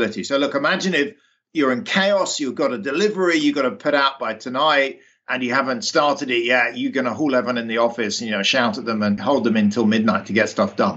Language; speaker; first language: English; native; English